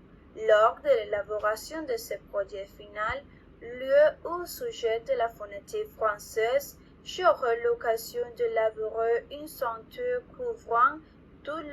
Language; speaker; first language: French; non-native, learner; Spanish